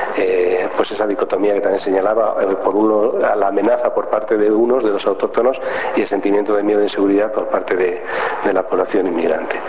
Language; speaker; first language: Spanish; native; Spanish